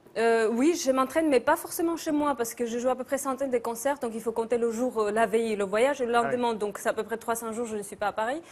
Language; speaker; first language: French; non-native, fluent; Georgian